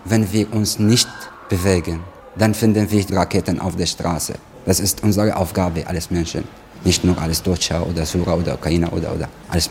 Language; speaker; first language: German; non-native, learner; Arabic